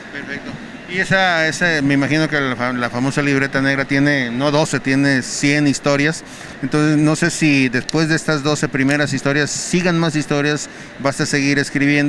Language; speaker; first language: Spanish; native; Spanish